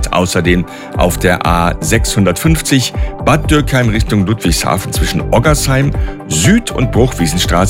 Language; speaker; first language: German; native; German